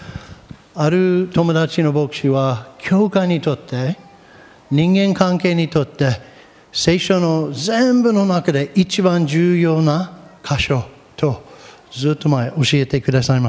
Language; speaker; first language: Japanese; non-native, fluent; English